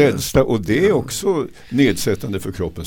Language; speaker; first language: Swedish; native; Swedish